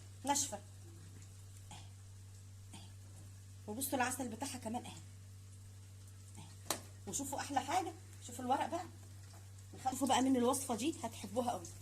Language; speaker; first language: Arabic; native; Arabic